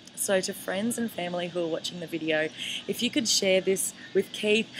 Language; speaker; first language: English; native; English